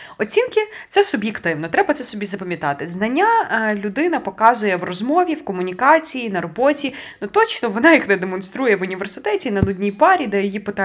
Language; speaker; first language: Ukrainian; native; Ukrainian